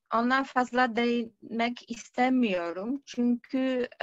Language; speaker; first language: Turkish; non-native, fluent; Polish